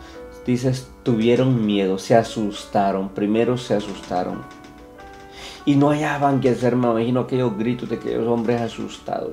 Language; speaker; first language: Spanish; native; Spanish